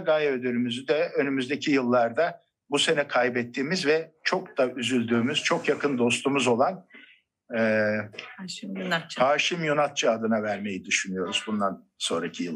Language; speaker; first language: Turkish; native; Turkish